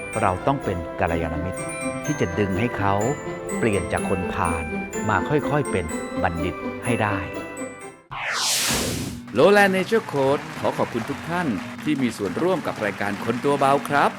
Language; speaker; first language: Thai; native; Thai